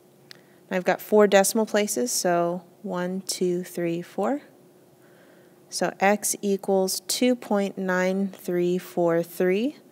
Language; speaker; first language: English; native; English